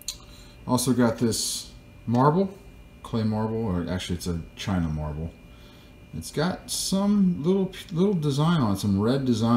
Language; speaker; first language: English; native; English